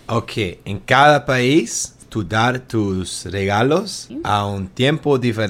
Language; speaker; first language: Spanish; non-native, learner; German